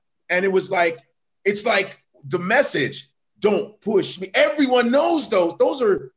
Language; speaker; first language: English; native; English